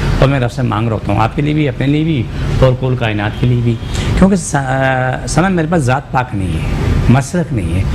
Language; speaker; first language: Urdu; non-native, local second language; Pashto